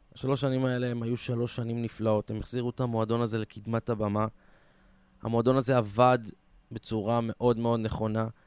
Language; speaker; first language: Hebrew; native; Hebrew